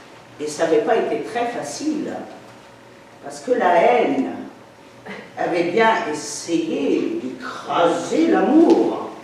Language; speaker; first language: French; native; French